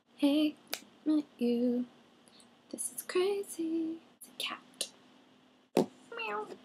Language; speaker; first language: English; non-native, local second language; Filipino